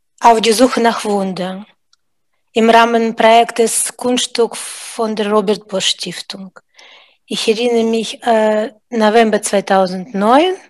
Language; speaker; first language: German; non-native, fluent; Russian